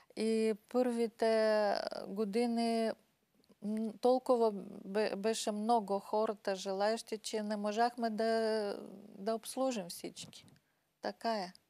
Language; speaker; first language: Bulgarian; non-native, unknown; Russian